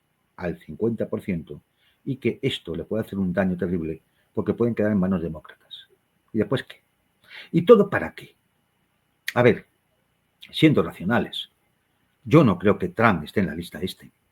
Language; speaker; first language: Spanish; native; Spanish